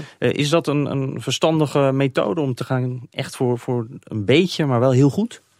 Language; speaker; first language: Dutch; native; Dutch